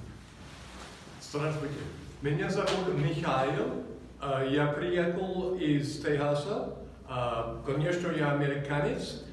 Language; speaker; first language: Russian; non-native, learner; English